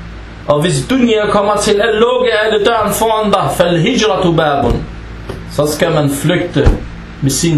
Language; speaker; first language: Danish; non-native, fluent; Arabic